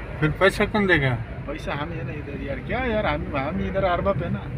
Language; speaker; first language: Hindi; non-native, learner; Nepali